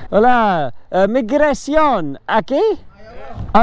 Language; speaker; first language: Spanish; non-native, learner; English